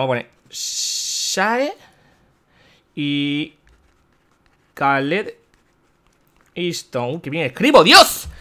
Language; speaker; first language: Spanish; native; Spanish